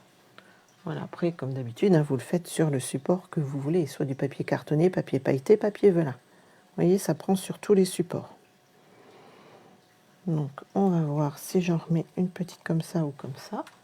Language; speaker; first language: French; native; French